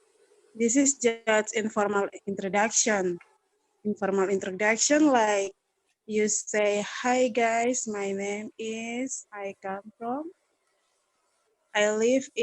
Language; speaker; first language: English; non-native, learner; Indonesian